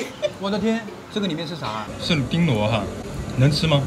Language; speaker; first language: Chinese; native; Chinese